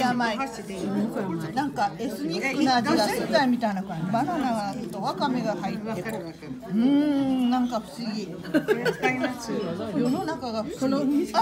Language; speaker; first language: Japanese; native; Japanese